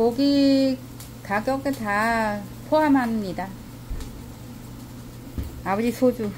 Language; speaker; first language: Korean; non-native, learner; Vietnamese